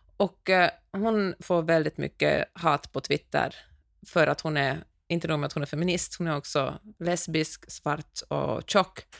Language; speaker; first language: Swedish; native; Swedish